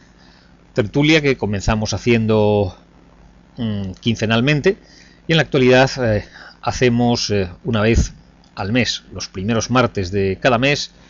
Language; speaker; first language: Spanish; native; Spanish